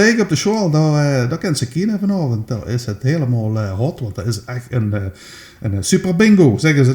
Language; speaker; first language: Dutch; native; Dutch